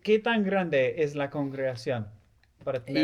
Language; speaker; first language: Spanish; non-native, fluent; English